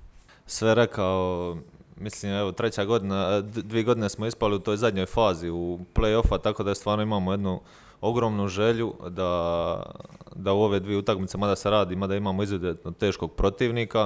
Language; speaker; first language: Croatian; native; Croatian